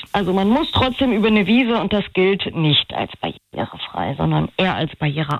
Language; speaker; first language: German; native; German